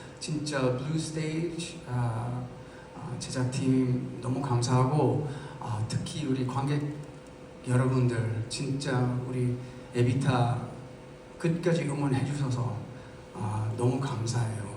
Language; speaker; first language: Korean; non-native, fluent; English